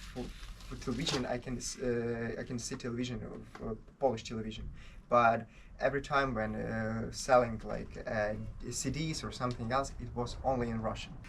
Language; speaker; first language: English; non-native, learner; Ukrainian